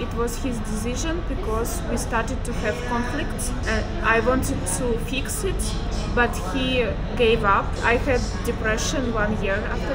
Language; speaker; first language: English; non-native, learner; Russian